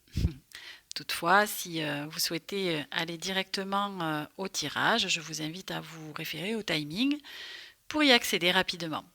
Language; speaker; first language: French; native; French